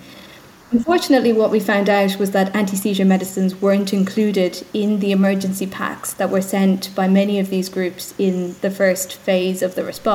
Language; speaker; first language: English; native; English